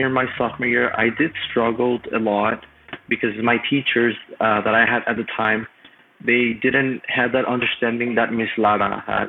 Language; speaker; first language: English; non-native, fluent; Spanish